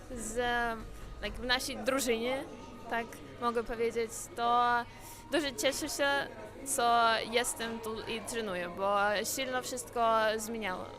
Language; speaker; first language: Polish; non-native, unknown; Ukrainian